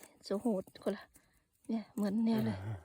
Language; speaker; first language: Swedish; non-native, learner; Thai